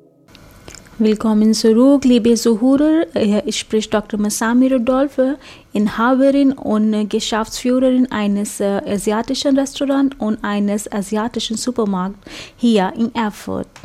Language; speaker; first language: German; non-native, fluent; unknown